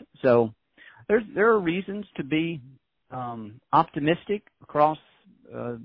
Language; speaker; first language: English; native; English